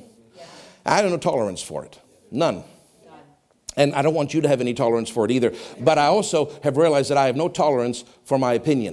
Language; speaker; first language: English; native; English